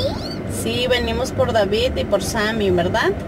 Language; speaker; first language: Spanish; native; Spanish